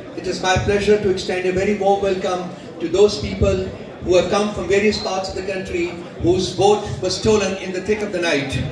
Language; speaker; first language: English; non-native, local second language; Urdu